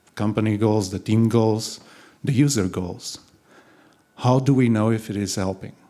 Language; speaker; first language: English; non-native, fluent; Portuguese